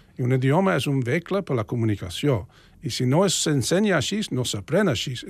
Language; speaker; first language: Catalan; non-native, fluent; English